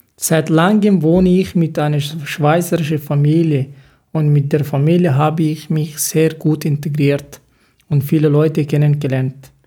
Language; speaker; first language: German; non-native, learner; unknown